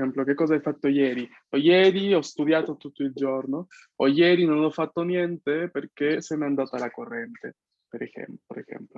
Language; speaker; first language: Italian; non-native, fluent; Spanish